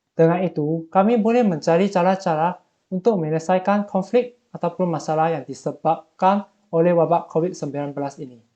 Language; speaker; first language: Malay; non-native, local second language; Chinese